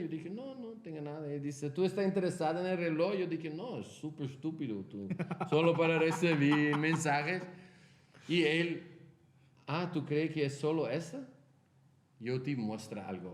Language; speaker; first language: Spanish; non-native, fluent; Portuguese